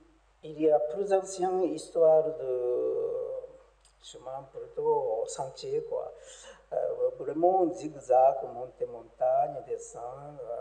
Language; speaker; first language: French; non-native, learner; Japanese